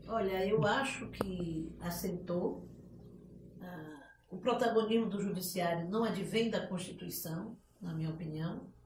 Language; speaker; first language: Portuguese; native; Portuguese